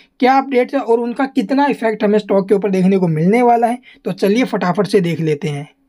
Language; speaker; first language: Hindi; native; Hindi